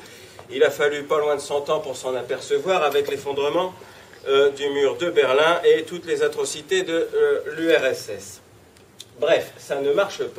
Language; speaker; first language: French; native; French